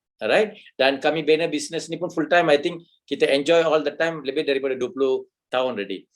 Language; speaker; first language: Malay; non-native, local second language; Tamil